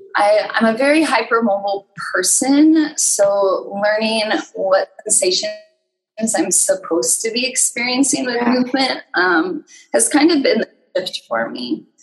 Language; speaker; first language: English; native; English